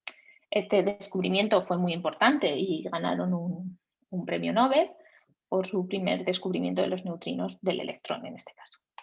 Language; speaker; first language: Spanish; native; Spanish